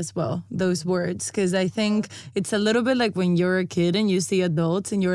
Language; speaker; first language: English; non-native, fluent; Spanish